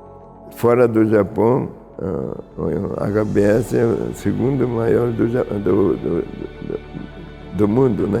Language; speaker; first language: Portuguese; early bilingual, other home language; Japanese